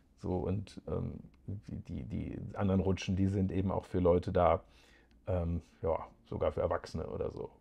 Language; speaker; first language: German; native; German